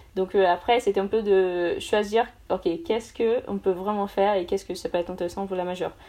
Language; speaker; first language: French; non-native, fluent; Portuguese